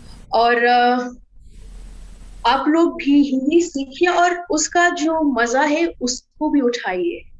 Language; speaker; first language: Hindi; non-native, fluent; English